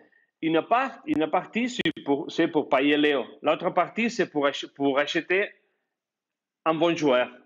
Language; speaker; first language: French; non-native, fluent; Spanish